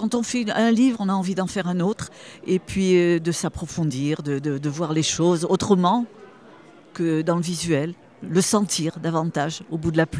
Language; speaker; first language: French; native; French